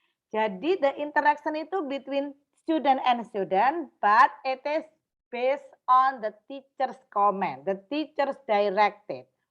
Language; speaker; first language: English; non-native, fluent; Indonesian